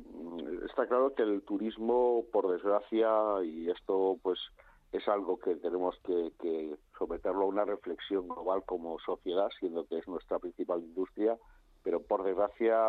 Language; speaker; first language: Spanish; native; Spanish